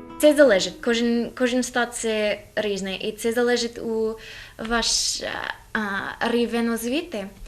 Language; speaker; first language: Ukrainian; non-native, learner; English